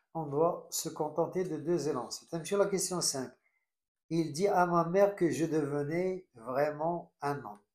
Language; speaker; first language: French; non-native, local second language; Arabic